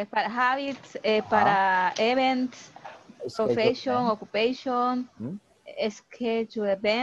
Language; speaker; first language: English; non-native, learner; Spanish